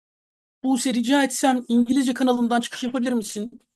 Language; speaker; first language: Turkish; native; Turkish